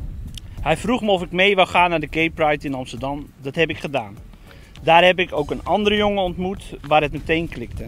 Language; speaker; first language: Dutch; native; Dutch